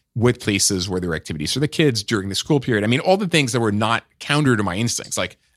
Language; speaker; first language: English; non-native, fluent; French